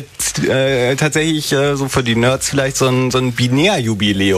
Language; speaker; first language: German; native; German